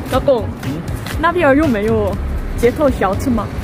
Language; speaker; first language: Chinese; non-native, learner; Korean